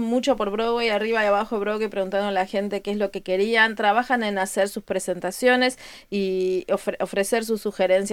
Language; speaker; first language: Spanish; native; Spanish